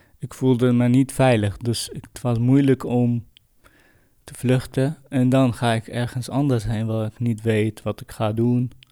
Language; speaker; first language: Dutch; non-native, fluent; Kurdish